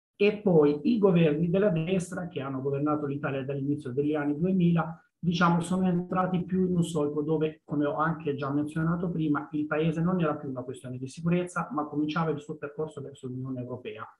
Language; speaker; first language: Italian; non-native, fluent; Albanian